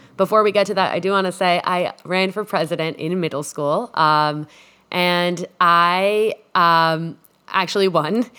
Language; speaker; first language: English; non-native, fluent; Spanish